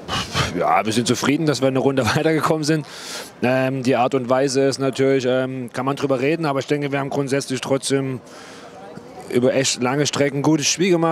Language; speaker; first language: German; native; German